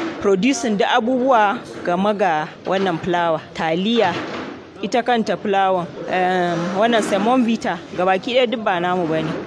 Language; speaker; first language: Hausa; native; Hausa